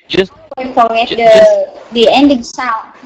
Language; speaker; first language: English; non-native, learner; Vietnamese